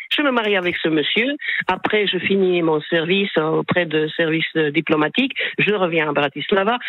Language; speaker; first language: French; non-native, fluent; Slovak